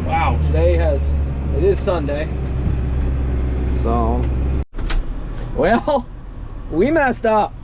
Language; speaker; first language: English; native; English